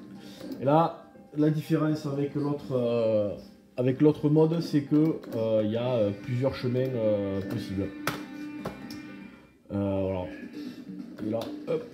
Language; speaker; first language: French; native; French